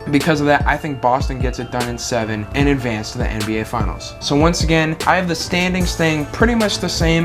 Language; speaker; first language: English; native; English